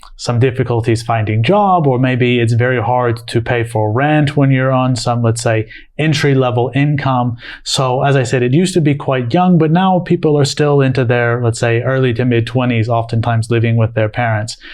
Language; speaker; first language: English; native; English